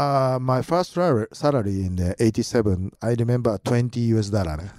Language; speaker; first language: English; non-native, learner; Japanese